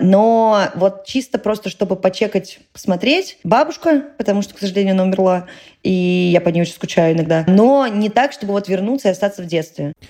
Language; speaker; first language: Russian; native; Russian